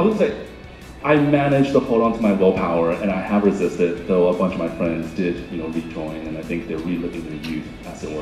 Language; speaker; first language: English; native; English